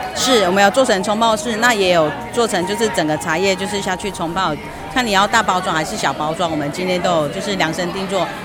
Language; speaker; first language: Chinese; native; Chinese